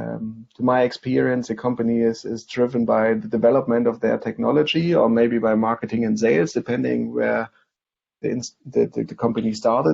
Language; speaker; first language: English; non-native, fluent; German